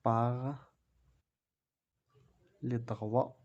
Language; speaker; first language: French; non-native, local second language; Arabic